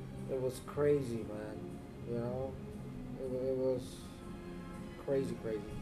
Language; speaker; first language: English; early bilingual, other home language; Spanish